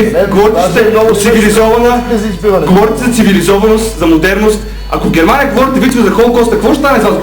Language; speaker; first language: Bulgarian; native; Bulgarian